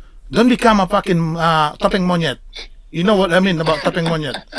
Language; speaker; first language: English; non-native, fluent; Indonesian